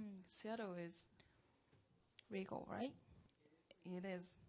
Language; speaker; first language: English; non-native, learner; Japanese